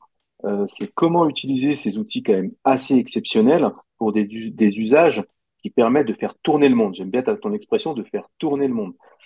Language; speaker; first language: French; native; French